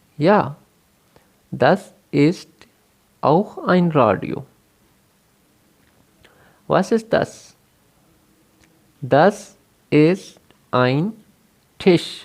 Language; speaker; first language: German; non-native, fluent; Urdu